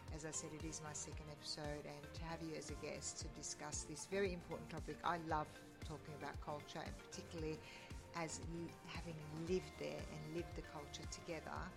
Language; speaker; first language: English; non-native, fluent; Turkish